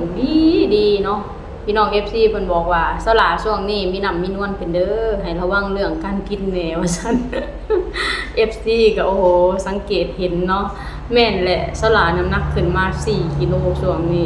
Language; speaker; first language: Thai; non-native, local second language; Lao